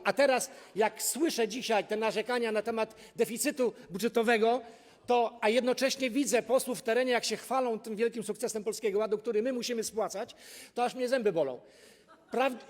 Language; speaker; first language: Polish; native; Polish